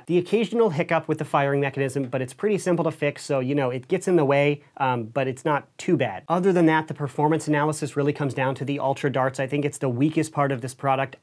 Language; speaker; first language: English; native; English